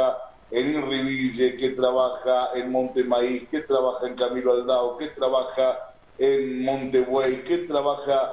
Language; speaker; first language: Spanish; native; Spanish